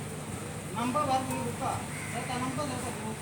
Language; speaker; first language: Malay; non-native, learner; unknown